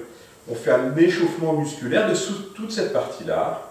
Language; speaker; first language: French; native; French